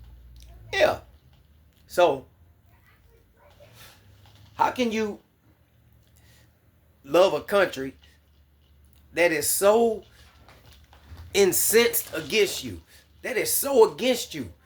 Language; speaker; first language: English; native; English